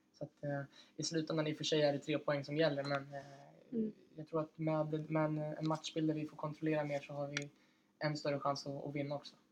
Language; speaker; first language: Swedish; native; Swedish